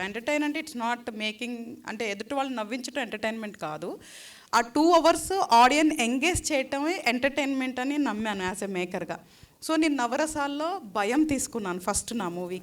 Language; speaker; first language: Telugu; native; Telugu